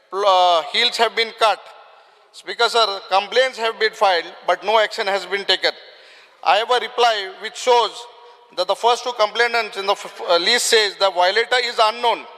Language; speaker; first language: English; non-native, local second language; Konkani